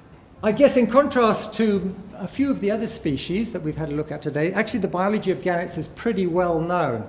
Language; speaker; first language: English; native; English